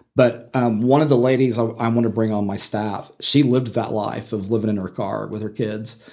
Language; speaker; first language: English; native; English